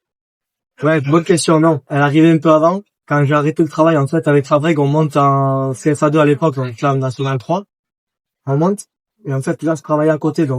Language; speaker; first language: French; native; French